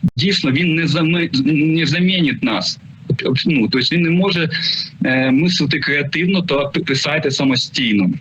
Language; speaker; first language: Ukrainian; non-native, local second language; Russian